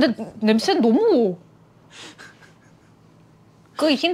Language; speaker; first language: Korean; non-native, learner; Russian